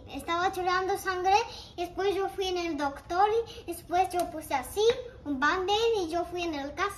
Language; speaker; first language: Spanish; early bilingual, heritage; Spanish